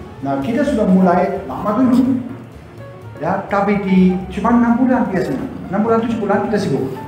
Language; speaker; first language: Indonesian; non-native, fluent; German